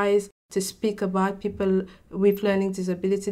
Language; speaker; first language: English; non-native, local second language; French